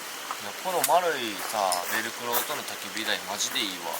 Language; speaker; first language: Japanese; native; Japanese